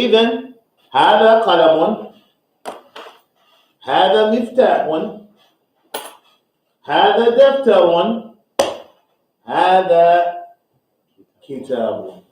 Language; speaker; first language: Arabic; non-native, fluent; English